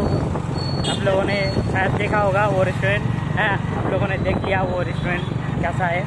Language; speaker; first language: Hindi; non-native, local second language; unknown